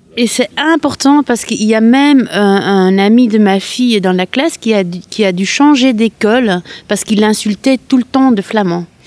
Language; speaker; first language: French; non-native, local second language; Dutch